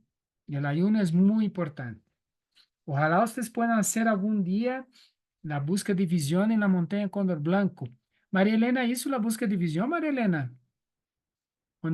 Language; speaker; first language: Spanish; non-native, learner; Portuguese